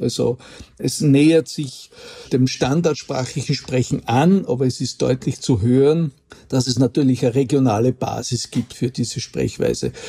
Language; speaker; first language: German; native; German